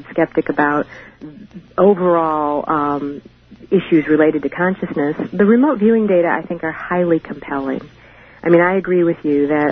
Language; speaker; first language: English; native; English